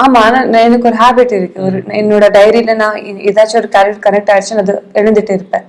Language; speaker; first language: Tamil; non-native, fluent; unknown